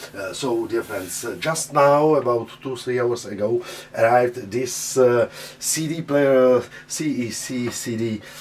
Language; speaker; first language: English; non-native, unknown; Czech